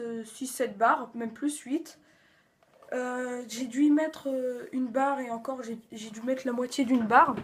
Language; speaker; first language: French; native; French